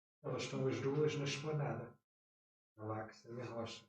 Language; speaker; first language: Portuguese; native; Portuguese